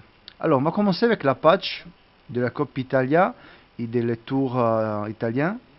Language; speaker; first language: French; non-native, learner; Italian